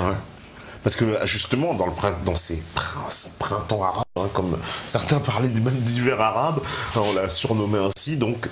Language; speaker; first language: French; native; French